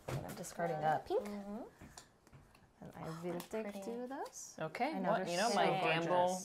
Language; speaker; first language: English; native; English